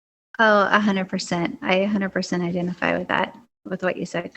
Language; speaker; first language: English; native; English